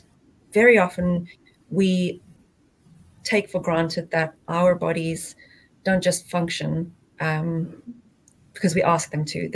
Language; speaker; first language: English; native; English